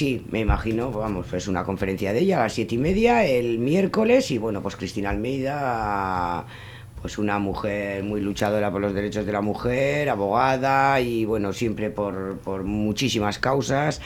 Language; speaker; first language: Spanish; native; Spanish